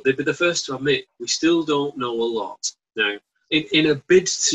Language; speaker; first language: English; native; English